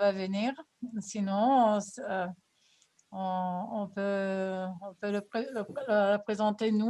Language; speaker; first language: French; non-native, fluent; Italian